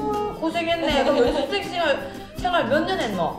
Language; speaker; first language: Korean; native; Korean